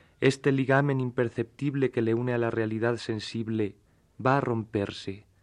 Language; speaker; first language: Spanish; native; Spanish